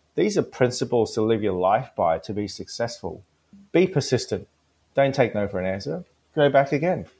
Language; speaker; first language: English; early bilingual, other home language; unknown